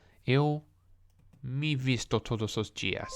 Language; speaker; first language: Portuguese; non-native, learner; English